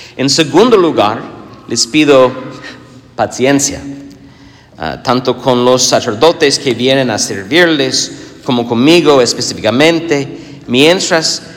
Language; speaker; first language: Spanish; non-native, fluent; English